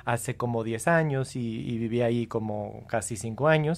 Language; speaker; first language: Spanish; early bilingual, heritage; Spanish